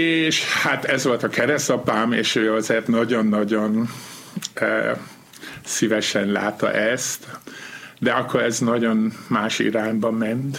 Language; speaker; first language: Hungarian; non-native, fluent; German